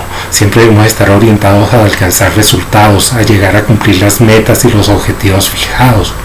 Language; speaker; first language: Spanish; native; Spanish